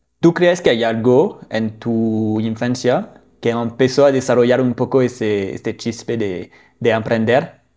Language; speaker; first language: Spanish; non-native, fluent; French